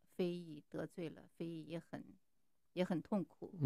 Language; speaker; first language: Chinese; native; Chinese